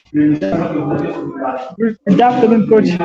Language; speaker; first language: English; non-native, learner; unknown